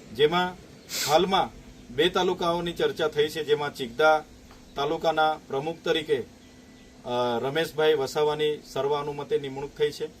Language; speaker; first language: Gujarati; non-native, local second language; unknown